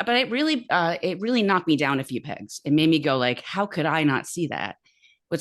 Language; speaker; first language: English; native; English